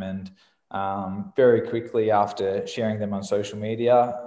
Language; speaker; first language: English; native; English